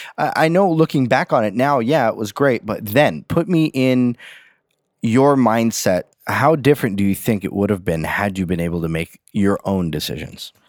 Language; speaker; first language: English; native; English